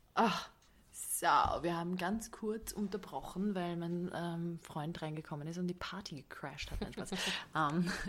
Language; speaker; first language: German; non-native, fluent; Hungarian